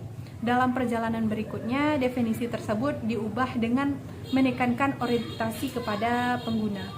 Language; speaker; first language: Indonesian; native; Indonesian